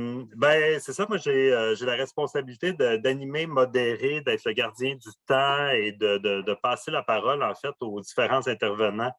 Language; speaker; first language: French; native; French